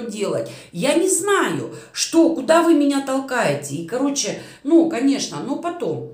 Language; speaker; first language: Russian; native; Russian